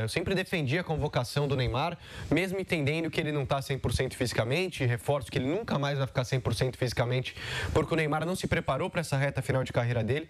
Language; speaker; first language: Portuguese; native; Portuguese